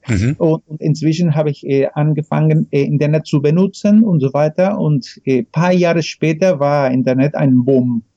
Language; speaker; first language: German; non-native, fluent; Spanish